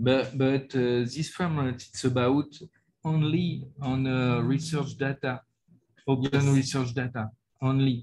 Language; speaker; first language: English; non-native, learner; French